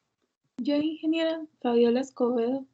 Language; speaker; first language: Spanish; native; Spanish